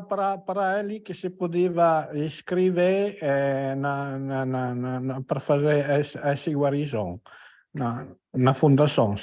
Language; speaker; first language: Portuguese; non-native, learner; Italian